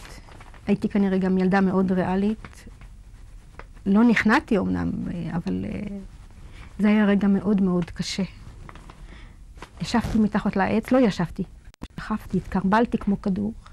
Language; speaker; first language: Hebrew; non-native, fluent; Yiddish